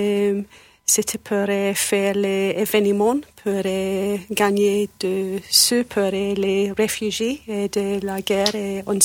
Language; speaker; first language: French; non-native, learner; English